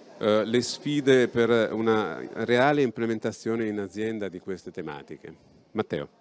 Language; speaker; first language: Italian; native; Italian